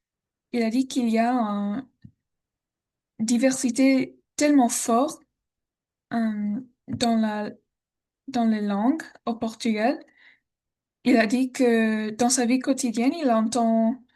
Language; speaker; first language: French; non-native, learner; English